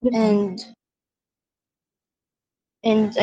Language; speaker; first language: English; non-native, local second language; Filipino